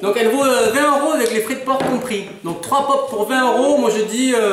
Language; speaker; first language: French; native; French